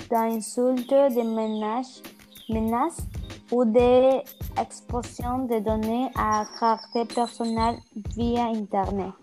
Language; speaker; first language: French; non-native, learner; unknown